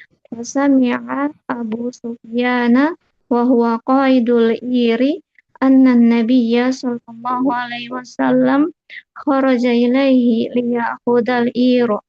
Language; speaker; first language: Arabic; non-native, learner; Indonesian